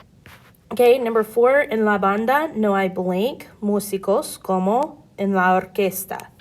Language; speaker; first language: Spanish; non-native, fluent; English